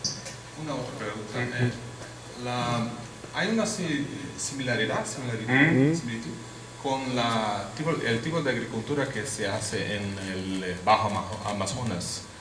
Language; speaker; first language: Spanish; non-native, fluent; Portuguese